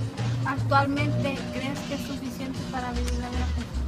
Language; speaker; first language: Spanish; early bilingual, heritage; Spanish